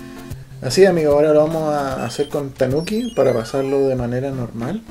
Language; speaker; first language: Spanish; native; Spanish